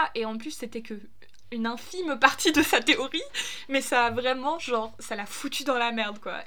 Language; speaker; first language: French; non-native, fluent; German